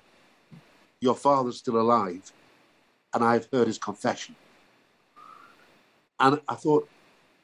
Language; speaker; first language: English; native; English